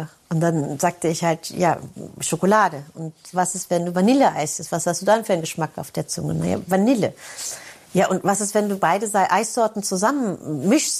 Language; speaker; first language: German; early bilingual, other home language; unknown